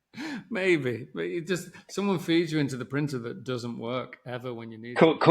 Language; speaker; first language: English; native; English